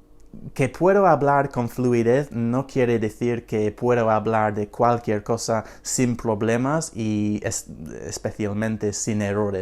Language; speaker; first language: Spanish; non-native, fluent; English